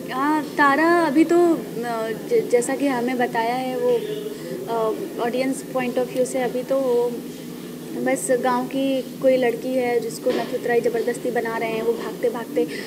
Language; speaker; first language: Hindi; native; Hindi